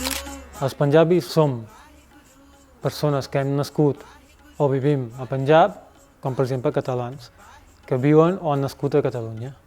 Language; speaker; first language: Catalan; early bilingual, other home language; Punjabi